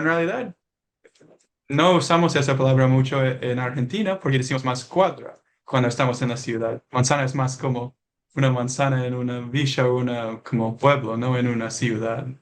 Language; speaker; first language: Spanish; non-native, learner; English